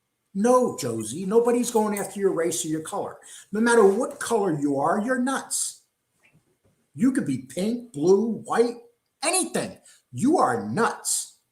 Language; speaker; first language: English; native; English